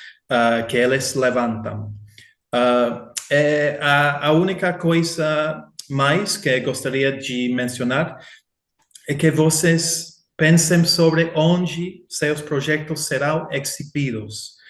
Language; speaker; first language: Portuguese; non-native, fluent; English